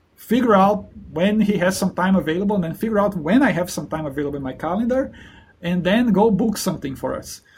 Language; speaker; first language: English; non-native, fluent; Portuguese